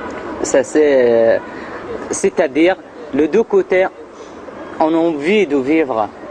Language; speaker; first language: French; non-native, learner; Arabic